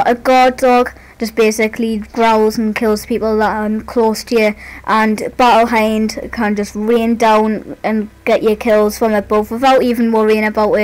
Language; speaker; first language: English; native; English